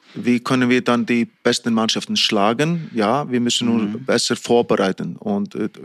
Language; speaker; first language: German; non-native, fluent; Icelandic